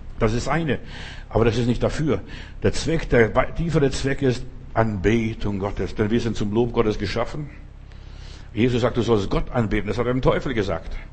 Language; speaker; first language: German; non-native, fluent; Lithuanian